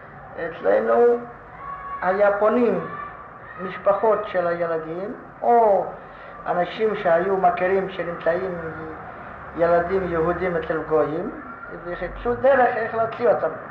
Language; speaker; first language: Hebrew; non-native, fluent; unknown